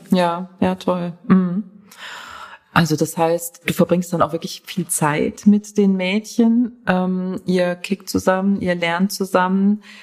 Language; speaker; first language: German; native; German